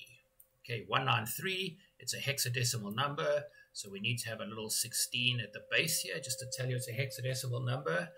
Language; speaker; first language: English; native; English